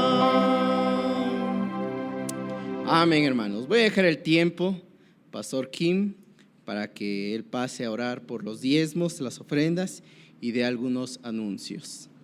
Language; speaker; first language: Spanish; native; Spanish